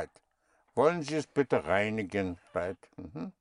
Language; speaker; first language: German; non-native, fluent; English